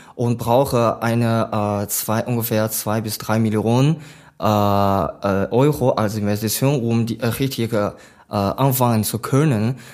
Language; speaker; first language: German; non-native, learner; Chinese